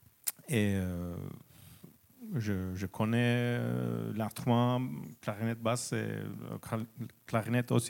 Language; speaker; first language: French; non-native, learner; Finnish